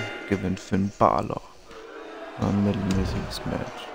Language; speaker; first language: German; native; German